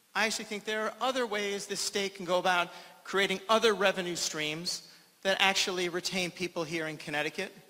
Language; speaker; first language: English; native; English